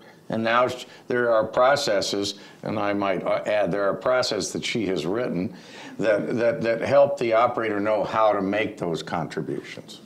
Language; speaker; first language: English; native; English